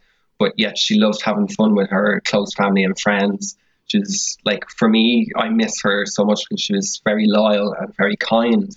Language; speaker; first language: English; native; English